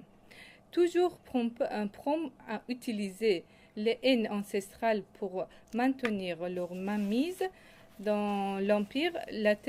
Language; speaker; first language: French; non-native, fluent; Persian